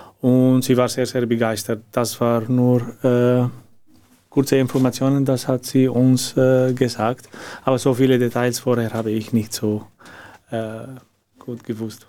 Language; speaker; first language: German; non-native, learner; Arabic